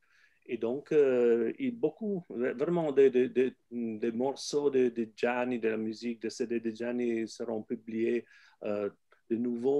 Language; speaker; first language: French; non-native, fluent; Italian